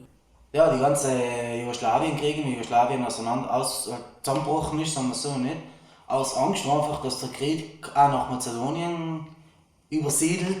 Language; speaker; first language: German; non-native, fluent; Macedonian